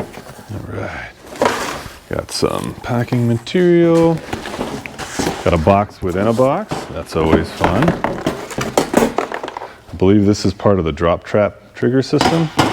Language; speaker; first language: English; native; English